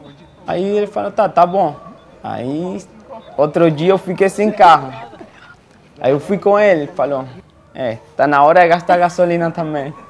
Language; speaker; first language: Portuguese; non-native, fluent; Spanish